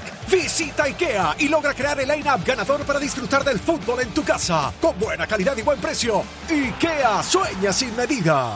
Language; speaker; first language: Spanish; native; Spanish